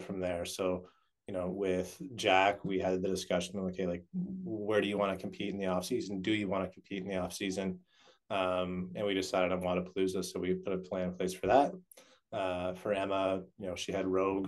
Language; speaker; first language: English; native; English